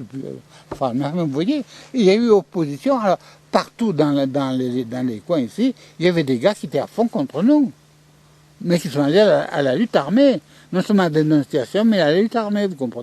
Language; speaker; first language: French; native; French